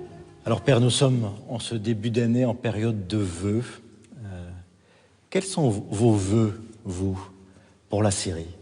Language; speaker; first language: French; native; French